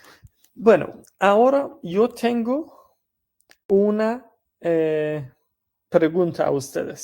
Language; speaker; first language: Spanish; non-native, fluent; Persian